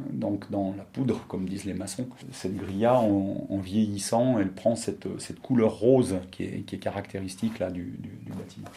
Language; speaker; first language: French; native; French